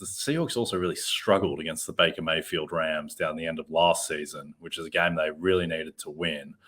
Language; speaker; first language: English; native; English